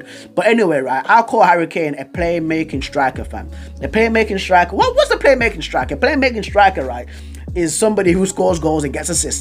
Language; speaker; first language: English; native; English